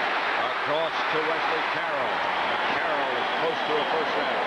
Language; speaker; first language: English; native; English